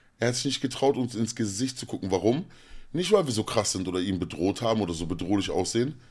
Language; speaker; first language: German; native; German